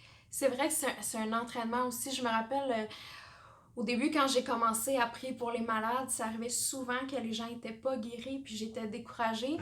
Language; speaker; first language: French; native; French